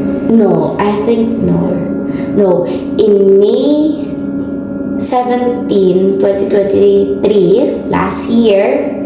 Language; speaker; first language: English; non-native, learner; Filipino